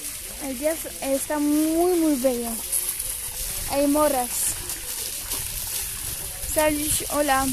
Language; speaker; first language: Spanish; non-native, fluent; Bulgarian